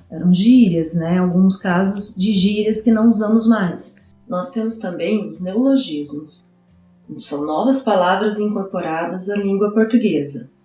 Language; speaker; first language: Portuguese; native; Portuguese